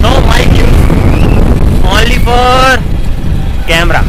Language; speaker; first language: Hindi; native; Hindi